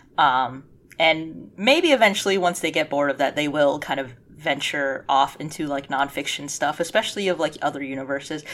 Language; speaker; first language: English; early bilingual, other home language; Cantonese